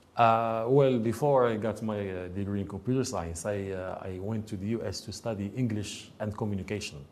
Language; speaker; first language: English; non-native, fluent; Arabic